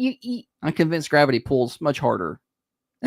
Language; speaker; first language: English; native; English